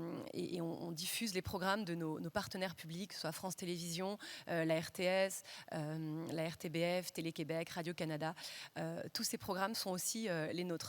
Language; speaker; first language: French; native; French